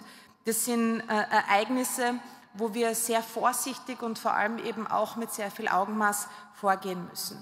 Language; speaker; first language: German; native; German